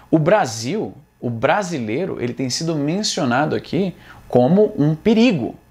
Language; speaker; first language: Portuguese; native; Portuguese